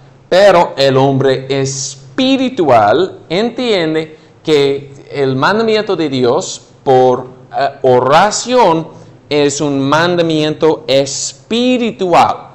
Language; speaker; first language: Spanish; non-native, fluent; English